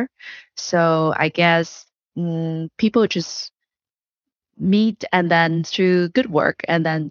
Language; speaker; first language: English; non-native, fluent; Chinese